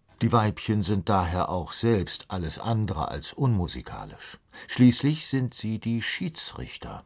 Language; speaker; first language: German; native; German